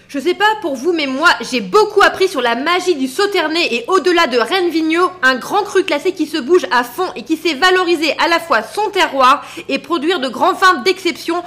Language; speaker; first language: French; native; French